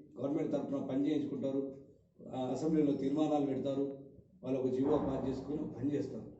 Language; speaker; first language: Telugu; native; Telugu